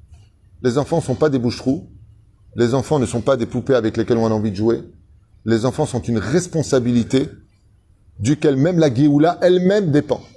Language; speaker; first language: French; native; French